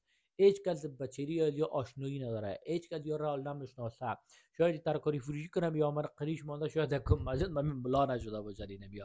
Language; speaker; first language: Persian; native; Persian